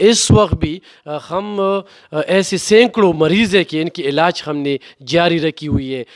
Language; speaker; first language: Urdu; non-native, local second language; Pashto